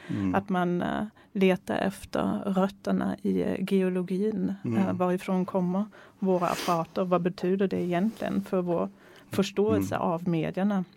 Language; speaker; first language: Swedish; non-native, fluent; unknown